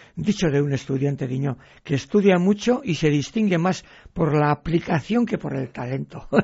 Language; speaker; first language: Spanish; non-native, local second language; Basque